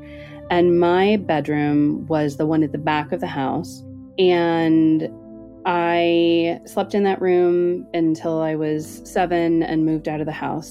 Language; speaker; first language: English; native; English